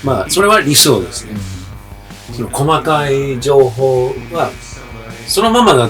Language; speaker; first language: Japanese; non-native, fluent; English